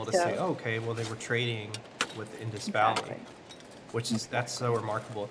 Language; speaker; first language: English; native; English